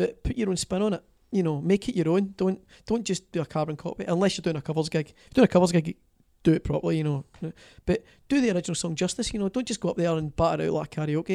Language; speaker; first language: English; native; English